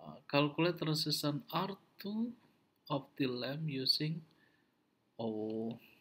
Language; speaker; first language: English; non-native, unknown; Indonesian